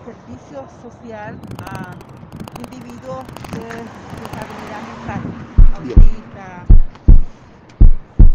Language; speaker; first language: Spanish; native; Spanish